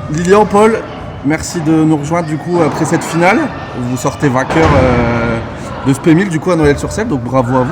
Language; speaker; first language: French; native; French